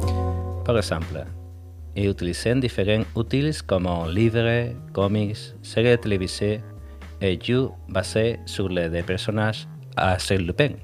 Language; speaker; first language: French; non-native, learner; Spanish